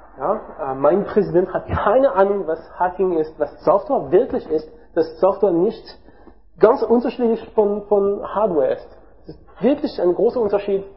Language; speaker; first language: German; non-native, learner; French